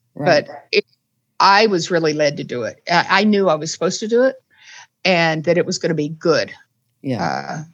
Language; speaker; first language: English; native; English